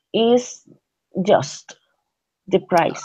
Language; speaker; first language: English; non-native, learner; Spanish